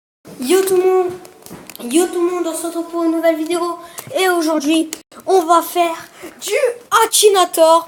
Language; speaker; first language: French; native; French